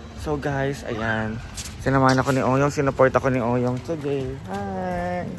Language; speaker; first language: Filipino; non-native, local second language; Cebuano